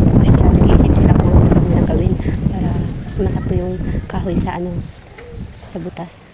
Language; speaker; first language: Filipino; non-native, local second language; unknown